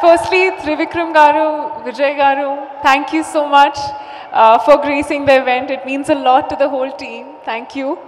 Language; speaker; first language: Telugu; non-native, learner; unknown